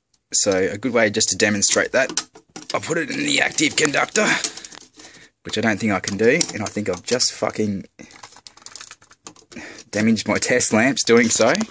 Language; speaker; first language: English; native; English